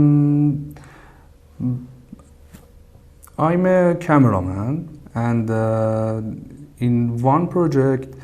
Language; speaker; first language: English; non-native, learner; Persian